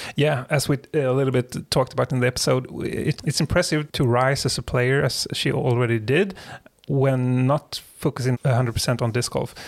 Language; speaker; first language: English; non-native, fluent; Swedish